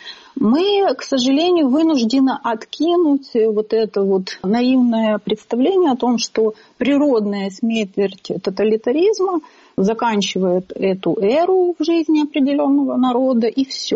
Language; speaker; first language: Russian; native; Russian